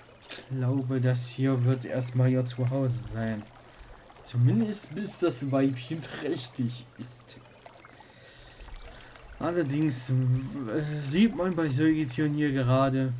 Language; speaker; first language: German; native; German